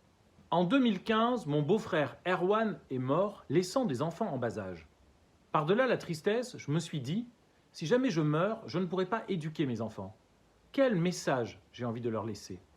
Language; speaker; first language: French; native; French